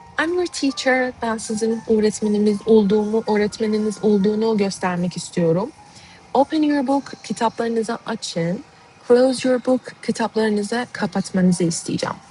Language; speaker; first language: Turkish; non-native, fluent; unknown